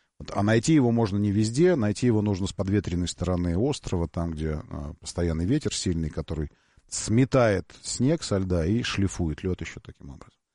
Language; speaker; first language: Russian; native; Russian